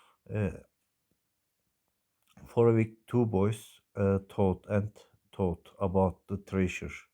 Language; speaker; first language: English; non-native, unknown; Turkish